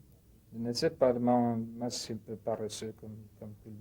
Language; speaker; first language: French; non-native, fluent; Polish